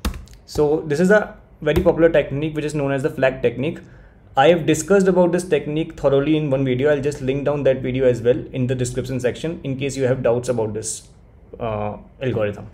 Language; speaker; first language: English; non-native, local second language; Hindi